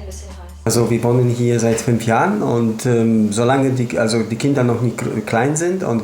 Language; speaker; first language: German; non-native, fluent; Polish